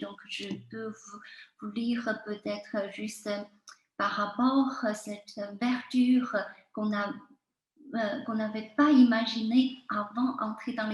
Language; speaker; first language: French; non-native, fluent; Chinese